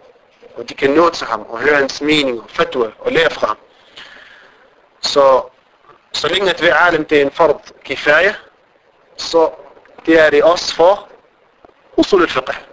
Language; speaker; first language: Danish; non-native, fluent; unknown